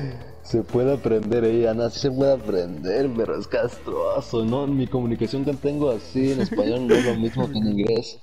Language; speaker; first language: Spanish; native; Spanish